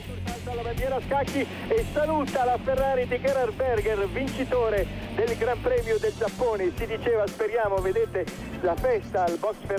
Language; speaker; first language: Italian; native; Italian